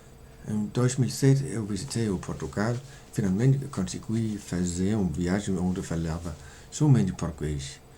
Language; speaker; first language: Portuguese; non-native, learner; Danish